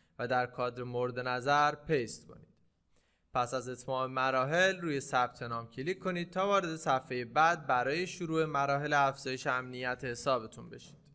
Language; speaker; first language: Persian; native; Persian